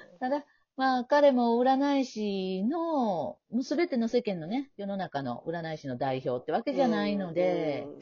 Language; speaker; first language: Japanese; native; Japanese